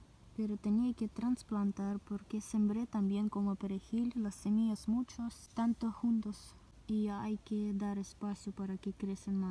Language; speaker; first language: Spanish; non-native, learner; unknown